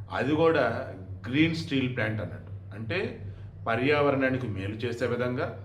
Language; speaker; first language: Telugu; native; Telugu